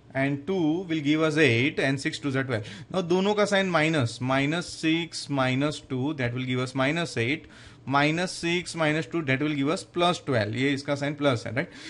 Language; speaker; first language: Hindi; non-native, local second language; Gujarati